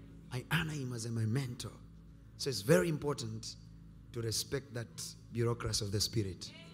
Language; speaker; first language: English; non-native, local second language; Swahili